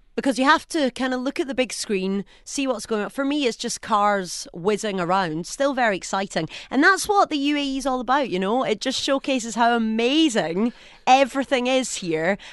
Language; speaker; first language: English; native; English